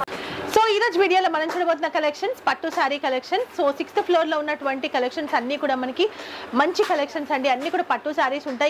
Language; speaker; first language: Telugu; native; Telugu